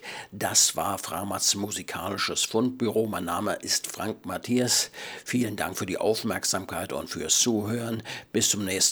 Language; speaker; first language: German; native; German